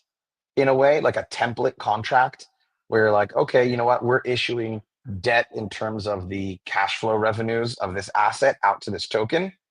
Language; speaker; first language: English; native; English